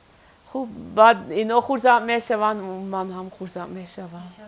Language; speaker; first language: Persian; non-native, learner; Swiss German